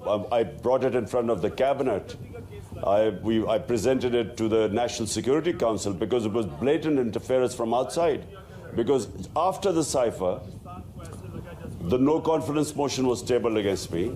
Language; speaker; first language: English; non-native, local second language; Urdu